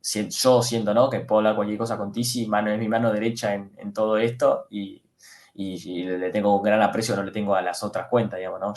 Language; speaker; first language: Spanish; native; Spanish